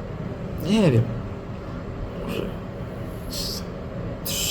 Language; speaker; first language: Polish; native; Polish